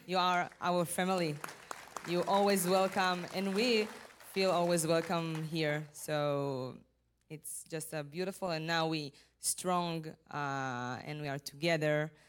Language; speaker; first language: English; non-native, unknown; Hebrew